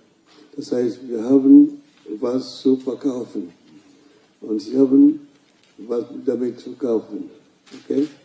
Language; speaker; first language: German; non-native, learner; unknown